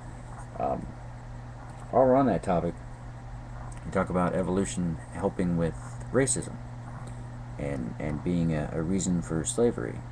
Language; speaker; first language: English; native; English